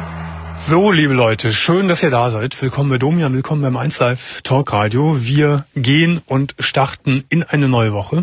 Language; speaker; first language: German; native; German